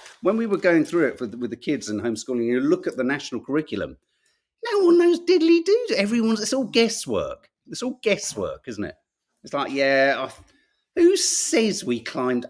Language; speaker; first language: English; native; English